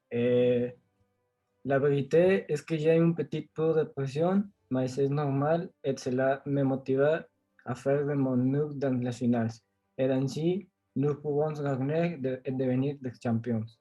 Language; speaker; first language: French; non-native, learner; Spanish